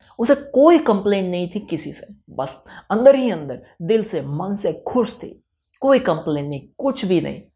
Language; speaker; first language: Hindi; non-native, local second language; Gujarati